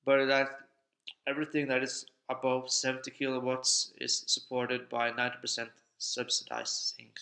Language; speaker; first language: English; non-native, fluent; Norwegian